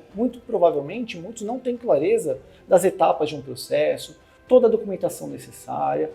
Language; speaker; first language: Portuguese; native; Portuguese